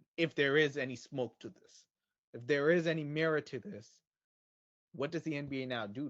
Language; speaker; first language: English; native; English